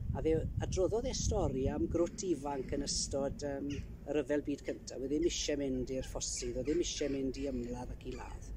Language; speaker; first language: Welsh; early bilingual, heritage; Welsh